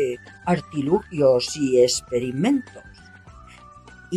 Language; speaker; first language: Spanish; native; Spanish